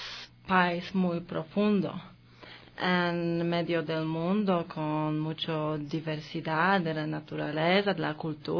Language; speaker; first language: Spanish; non-native, learner; Polish